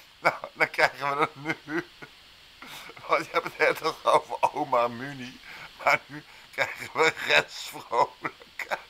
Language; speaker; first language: Dutch; native; Dutch